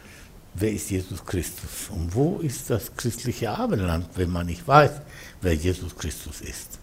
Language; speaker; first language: German; non-native, fluent; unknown